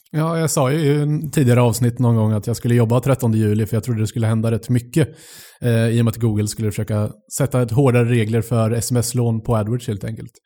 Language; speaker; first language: Swedish; native; Swedish